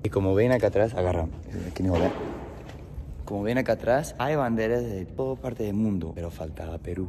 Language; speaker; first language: Spanish; non-native, fluent; English